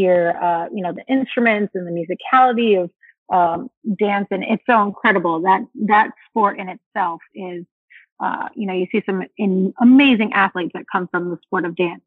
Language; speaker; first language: English; early bilingual, other home language; Spanish